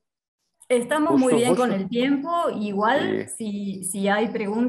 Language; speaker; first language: Spanish; native; Spanish